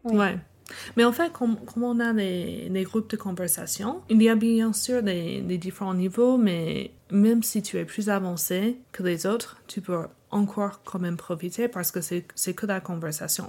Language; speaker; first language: French; non-native, fluent; English